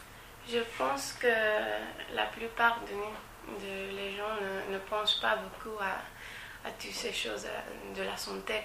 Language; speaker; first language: French; non-native, fluent; English